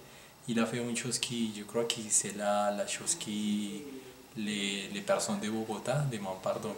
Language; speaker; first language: French; non-native, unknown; Spanish